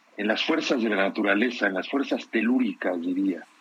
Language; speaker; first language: Spanish; native; Spanish